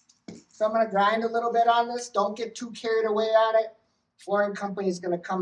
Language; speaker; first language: English; native; English